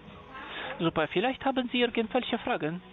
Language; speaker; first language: German; non-native, fluent; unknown